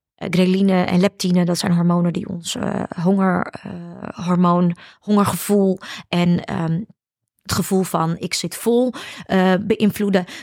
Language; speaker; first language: Dutch; early bilingual, other home language; Ukrainian